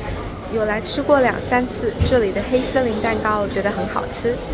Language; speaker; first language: Chinese; native; Chinese